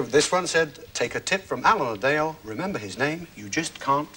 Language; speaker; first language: English; native; English